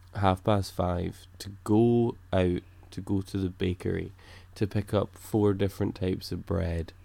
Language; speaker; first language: English; native; English